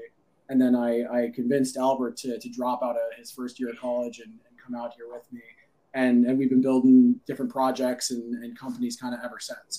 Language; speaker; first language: English; native; English